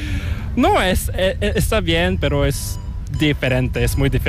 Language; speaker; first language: Spanish; non-native, fluent; Korean